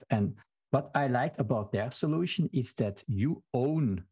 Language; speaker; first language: English; non-native, fluent; Dutch